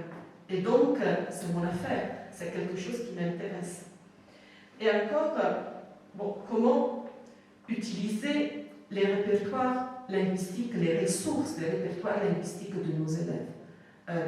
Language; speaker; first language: French; non-native, fluent; Italian